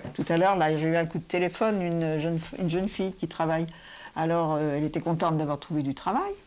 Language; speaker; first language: French; native; French